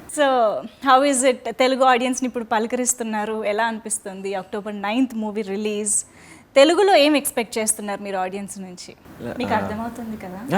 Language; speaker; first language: Telugu; native; Telugu